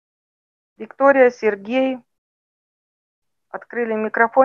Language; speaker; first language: Russian; native; Russian